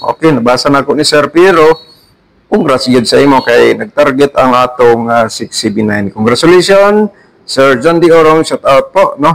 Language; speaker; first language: Filipino; non-native, local second language; Cebuano